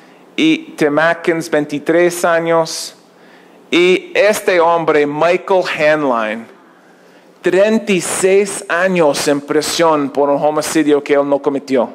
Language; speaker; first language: Spanish; non-native, learner; English